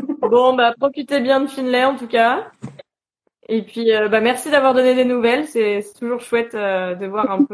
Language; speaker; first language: French; native; French